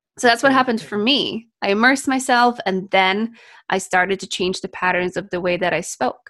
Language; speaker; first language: English; non-native, fluent; Polish